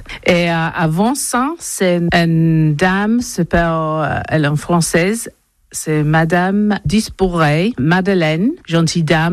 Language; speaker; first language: French; non-native, learner; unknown